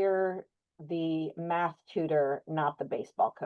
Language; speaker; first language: English; native; English